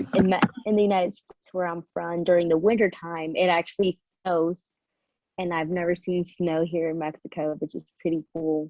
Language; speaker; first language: English; early bilingual, other home language; Spanish